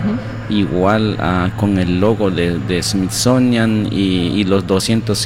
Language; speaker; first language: Spanish; non-native, local second language; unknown